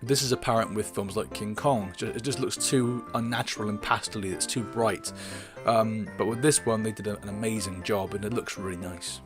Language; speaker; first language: English; native; English